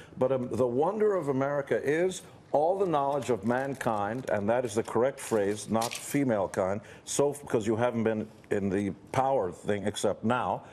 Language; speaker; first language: English; early bilingual, other home language; Hungarian